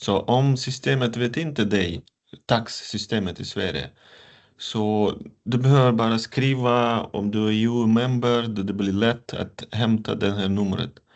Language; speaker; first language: Swedish; non-native, fluent; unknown